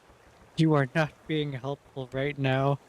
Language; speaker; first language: English; native; English